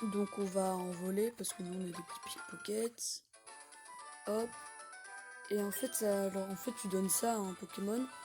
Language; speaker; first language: French; native; French